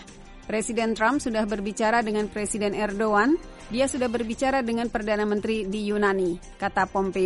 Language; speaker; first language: Indonesian; native; Indonesian